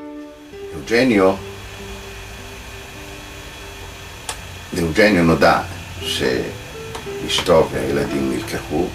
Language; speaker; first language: Hebrew; non-native, fluent; Italian